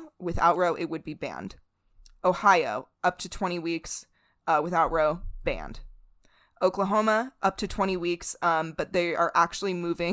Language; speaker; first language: English; native; English